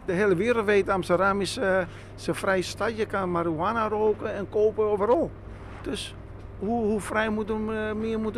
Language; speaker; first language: Dutch; non-native, learner; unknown